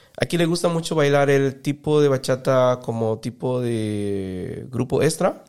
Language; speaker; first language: Spanish; native; Spanish